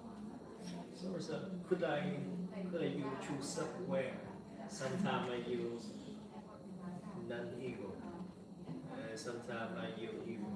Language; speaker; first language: English; non-native, learner; Vietnamese